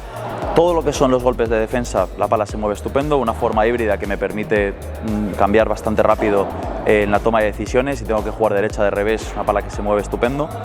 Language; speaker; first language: Spanish; native; Spanish